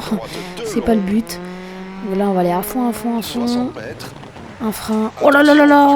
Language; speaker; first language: French; native; French